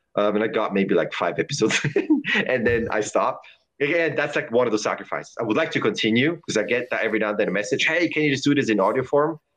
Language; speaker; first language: English; non-native, fluent; German